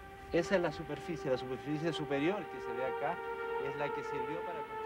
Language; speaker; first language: Spanish; native; Spanish